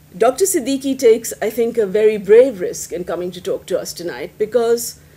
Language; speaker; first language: English; non-native, local second language; Hindi